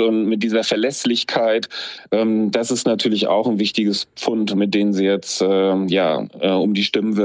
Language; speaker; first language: German; native; German